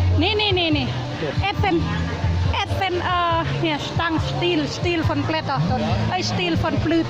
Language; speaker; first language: German; non-native, learner; Thai